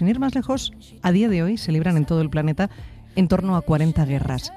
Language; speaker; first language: Spanish; native; Spanish